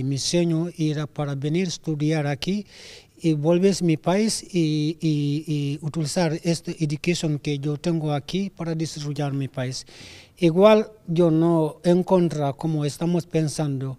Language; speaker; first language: Spanish; non-native, learner; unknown